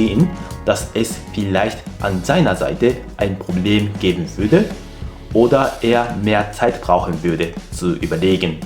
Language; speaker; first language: German; non-native, fluent; Japanese